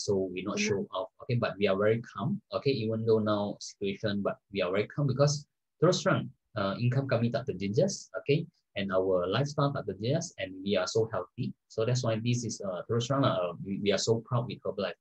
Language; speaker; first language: English; non-native, local second language; Malay